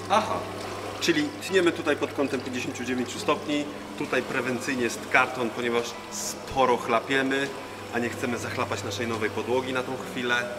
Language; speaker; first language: Polish; native; Polish